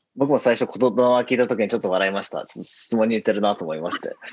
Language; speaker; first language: Japanese; early bilingual, heritage; Japanese